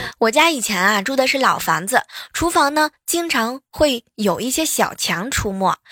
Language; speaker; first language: Chinese; native; Chinese